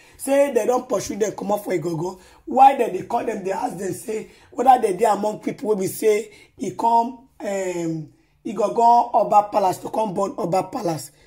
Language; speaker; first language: Nigerian Pidgin; non-native, local second language; Yoruba